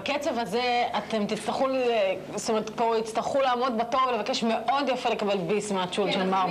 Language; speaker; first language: Hebrew; native; Hebrew